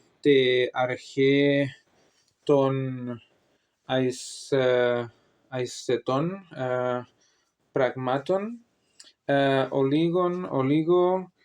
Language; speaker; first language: Greek; non-native, learner; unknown